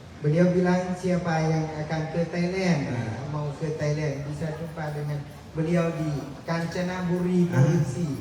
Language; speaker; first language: Indonesian; non-native, learner; Thai